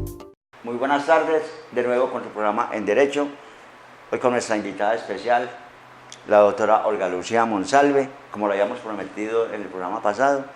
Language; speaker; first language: Spanish; native; Spanish